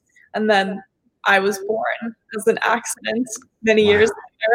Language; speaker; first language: English; early bilingual, other home language; Arabic